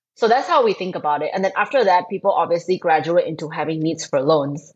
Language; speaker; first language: English; non-native, fluent; Thai